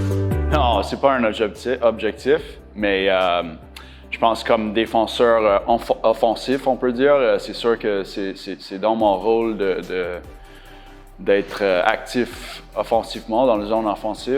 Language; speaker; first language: French; non-native, local second language; English